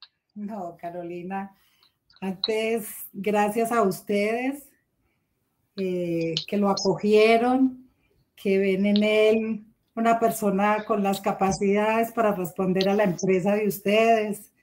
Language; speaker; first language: Spanish; native; Spanish